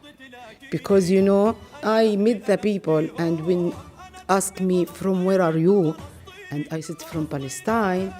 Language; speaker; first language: English; non-native, learner; Arabic